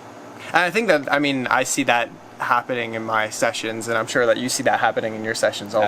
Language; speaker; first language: English; native; English